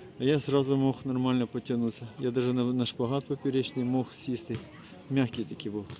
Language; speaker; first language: Ukrainian; non-native, local second language; Russian